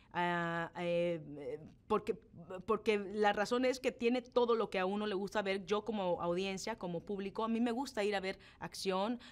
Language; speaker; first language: Spanish; native; Spanish